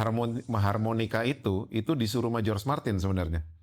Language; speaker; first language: Indonesian; native; Indonesian